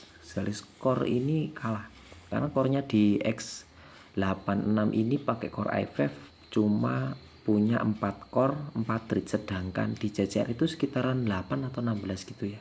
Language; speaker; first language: Indonesian; native; Indonesian